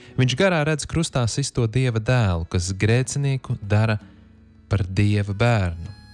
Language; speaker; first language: Latvian; native; Latvian